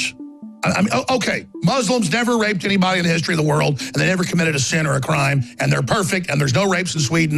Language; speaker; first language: English; native; English